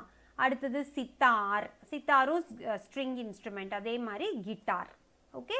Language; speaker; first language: Tamil; native; Tamil